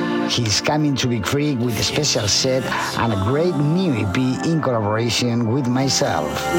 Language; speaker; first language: English; non-native, fluent; Spanish